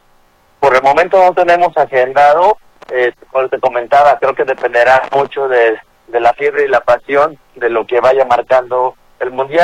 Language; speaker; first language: Spanish; native; Spanish